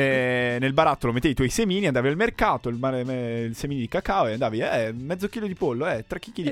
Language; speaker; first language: Italian; native; Italian